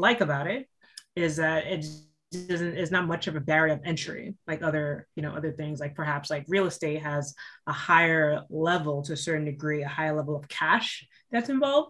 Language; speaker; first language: English; native; English